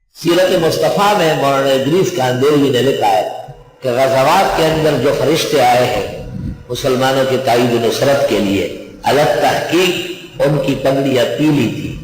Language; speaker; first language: Urdu; non-native, local second language; Pashto